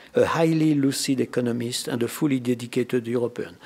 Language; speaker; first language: English; non-native, fluent; French